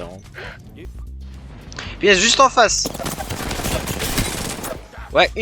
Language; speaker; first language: French; native; French